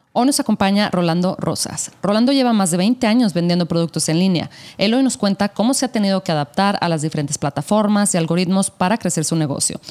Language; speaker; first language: Spanish; native; Spanish